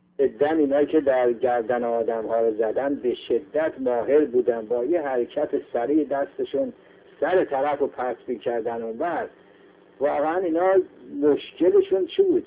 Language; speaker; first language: Persian; non-native, local second language; Azerbaijani